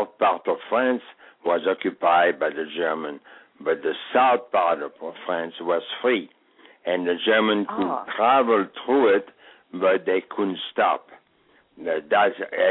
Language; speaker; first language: English; non-native, fluent; French